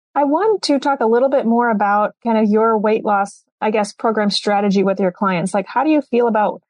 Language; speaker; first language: English; native; English